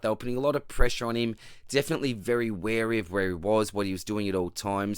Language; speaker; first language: English; native; English